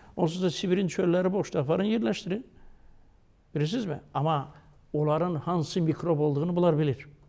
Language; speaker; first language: Azerbaijani; native; Azerbaijani